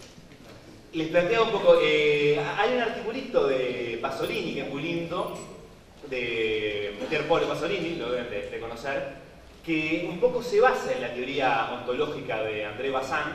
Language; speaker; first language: Spanish; native; Spanish